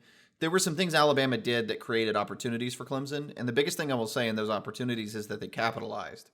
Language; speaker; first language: English; native; English